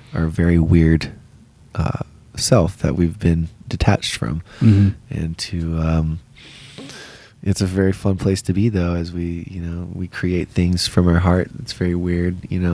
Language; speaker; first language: English; native; English